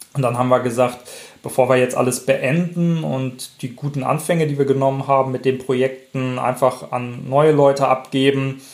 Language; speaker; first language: German; native; German